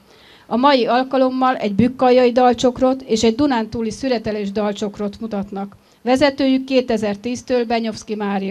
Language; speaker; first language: Hungarian; native; Hungarian